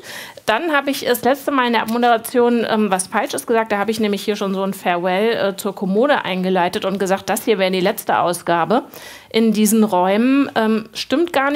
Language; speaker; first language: German; native; German